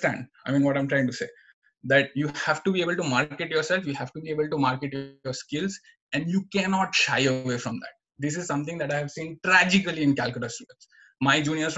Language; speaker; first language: English; non-native, local second language; Bangla